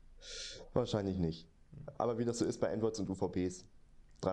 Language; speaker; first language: German; native; German